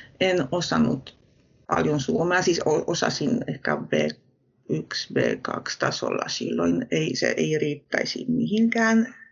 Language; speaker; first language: Finnish; non-native, fluent; Polish